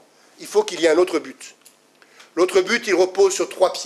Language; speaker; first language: French; native; French